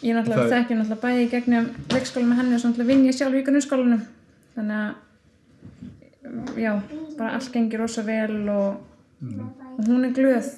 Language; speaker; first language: Icelandic; native; Icelandic